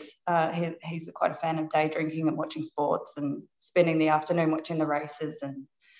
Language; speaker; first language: English; native; English